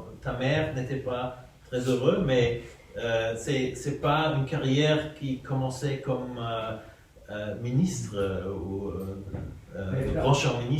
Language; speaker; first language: French; non-native, fluent; German